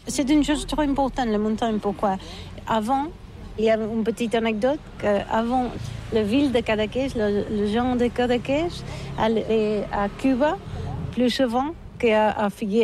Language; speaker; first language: French; non-native, learner; Catalan